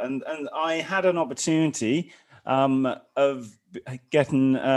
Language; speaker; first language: English; native; English